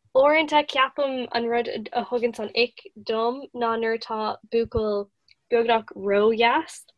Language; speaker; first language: Irish; non-native, local second language; English